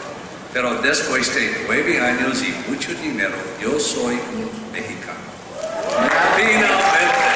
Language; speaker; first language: Spanish; non-native, learner; English